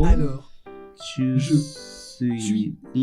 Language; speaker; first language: French; non-native, learner; Japanese